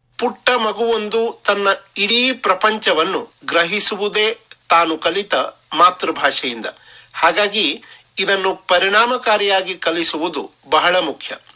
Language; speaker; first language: Kannada; non-native, local second language; Marathi